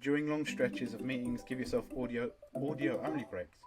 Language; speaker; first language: English; native; English